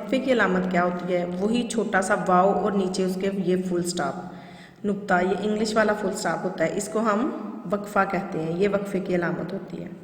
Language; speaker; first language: Urdu; non-native, local second language; Punjabi